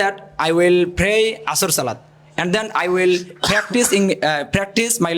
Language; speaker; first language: English; non-native, learner; Bangla